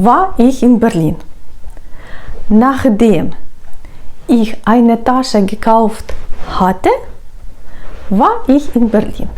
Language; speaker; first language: German; non-native, fluent; Ukrainian